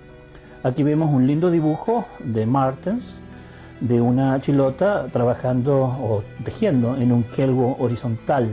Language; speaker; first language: Spanish; native; Spanish